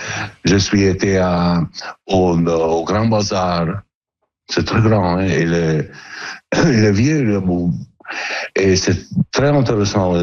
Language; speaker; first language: French; non-native, learner; Italian